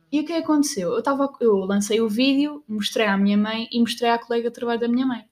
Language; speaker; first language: Portuguese; native; Portuguese